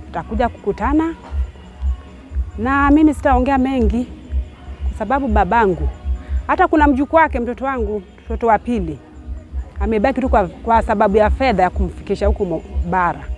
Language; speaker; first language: Swahili; non-native, local second language; Luo (Kenya and Tanzania)